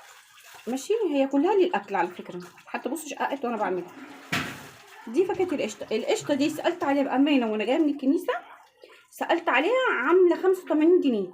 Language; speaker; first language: Arabic; native; Arabic